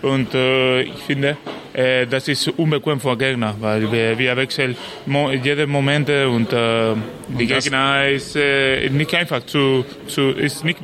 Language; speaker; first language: German; non-native, learner; Spanish